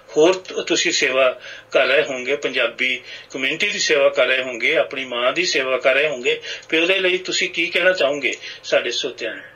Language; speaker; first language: Punjabi; native; Punjabi